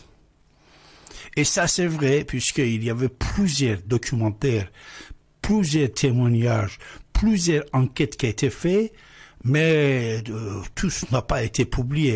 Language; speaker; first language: French; non-native, fluent; Persian